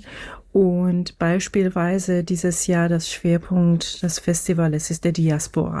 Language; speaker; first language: German; non-native, fluent; Persian